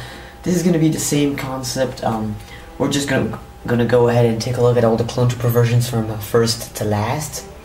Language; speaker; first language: English; native; English